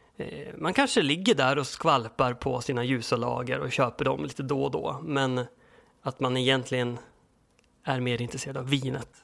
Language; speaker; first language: Swedish; native; Swedish